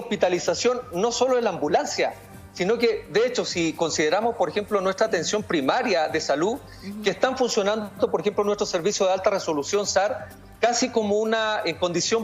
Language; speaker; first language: Spanish; native; Spanish